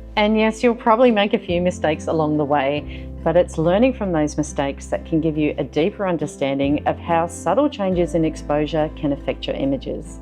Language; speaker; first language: English; native; English